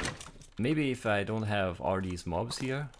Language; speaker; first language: English; native; English